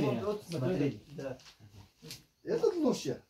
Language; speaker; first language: Russian; non-native, learner; Kyrgyz